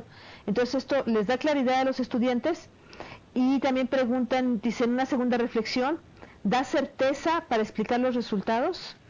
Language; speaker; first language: Spanish; native; Spanish